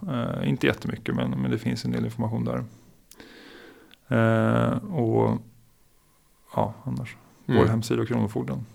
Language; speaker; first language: Swedish; native; Swedish